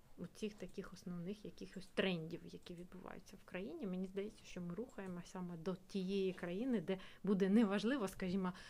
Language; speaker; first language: Ukrainian; non-native, local second language; Russian